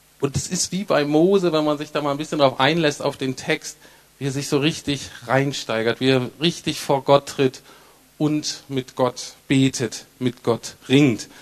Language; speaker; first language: German; native; German